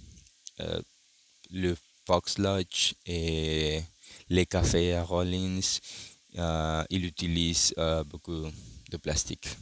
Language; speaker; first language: French; non-native, learner; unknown